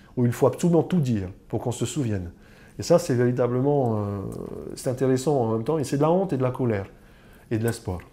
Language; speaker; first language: French; native; French